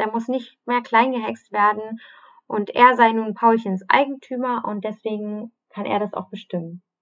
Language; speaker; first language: German; native; German